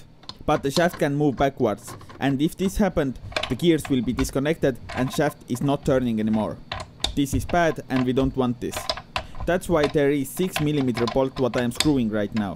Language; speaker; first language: English; non-native, fluent; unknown